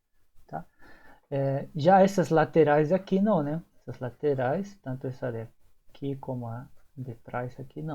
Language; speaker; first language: Portuguese; native; Portuguese